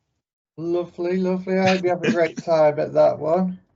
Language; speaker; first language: English; native; English